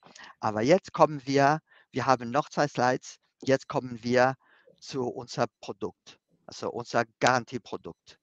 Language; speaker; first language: German; non-native, fluent; Spanish